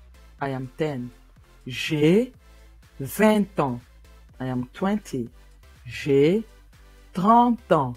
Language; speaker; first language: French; non-native, fluent; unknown